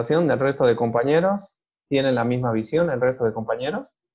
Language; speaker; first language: Spanish; native; Spanish